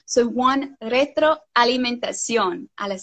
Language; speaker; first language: Spanish; non-native, fluent; English